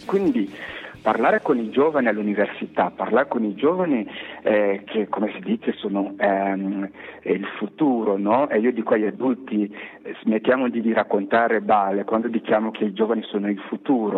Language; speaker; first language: Italian; non-native, fluent; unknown